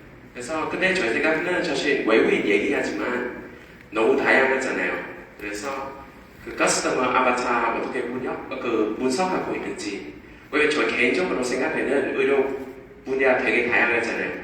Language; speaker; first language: Korean; non-native, fluent; Vietnamese